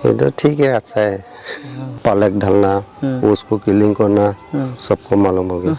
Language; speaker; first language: Hindi; non-native, local second language; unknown